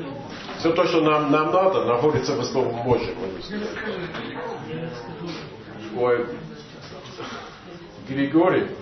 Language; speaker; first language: Russian; non-native, fluent; English